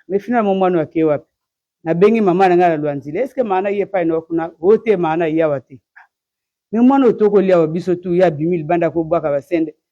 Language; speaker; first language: Lingala; native; Lingala